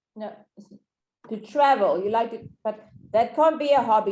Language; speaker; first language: English; non-native, fluent; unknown